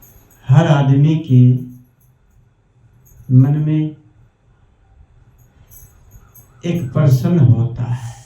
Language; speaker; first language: Hindi; native; Hindi